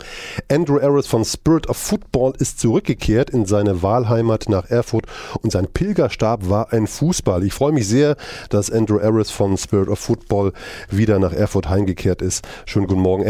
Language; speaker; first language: German; native; German